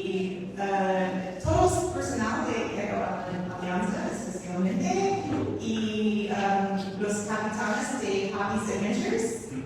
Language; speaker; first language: Spanish; non-native, learner; English